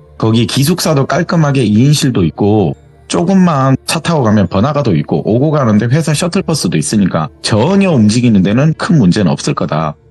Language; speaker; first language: Korean; native; Korean